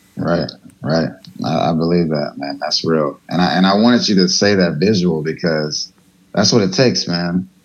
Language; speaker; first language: English; native; English